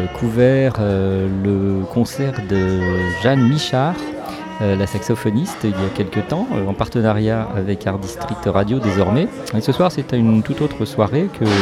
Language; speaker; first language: French; native; French